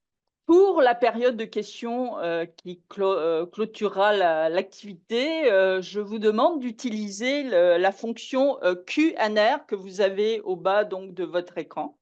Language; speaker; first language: French; native; French